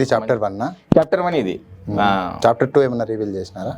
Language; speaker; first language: Telugu; native; Telugu